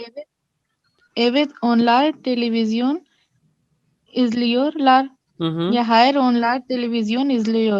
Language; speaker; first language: Turkish; non-native, learner; Urdu